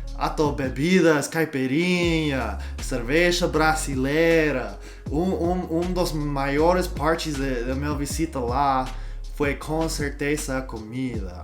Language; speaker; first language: Portuguese; non-native, learner; English